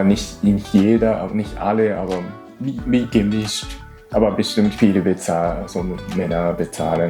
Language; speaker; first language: German; non-native, learner; Japanese